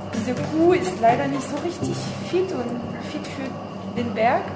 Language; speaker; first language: German; non-native, fluent; French